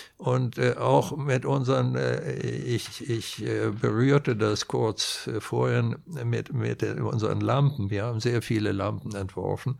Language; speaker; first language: German; non-native, fluent; Swedish